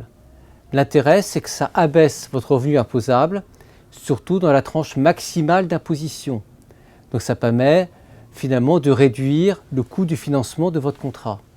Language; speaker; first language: French; native; French